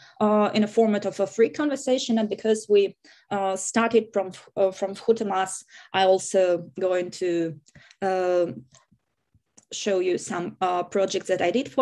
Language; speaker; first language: English; non-native, fluent; Russian